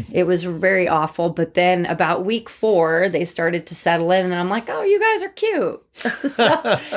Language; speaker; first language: English; native; English